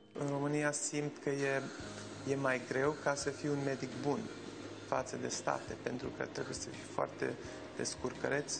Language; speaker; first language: Romanian; early bilingual, heritage; Romanian